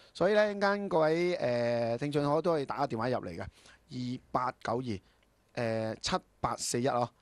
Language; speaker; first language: Cantonese; native; Cantonese